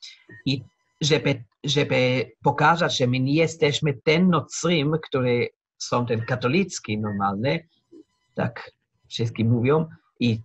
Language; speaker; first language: Polish; non-native, learner; German